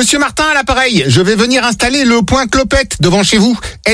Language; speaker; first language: French; native; French